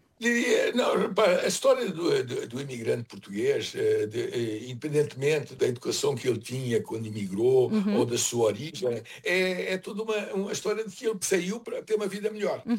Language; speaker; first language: Portuguese; native; Portuguese